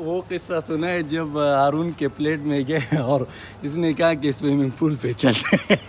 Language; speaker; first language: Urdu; non-native, local second language; Pashto